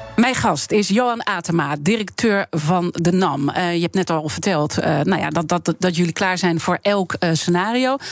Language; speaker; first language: Dutch; native; Dutch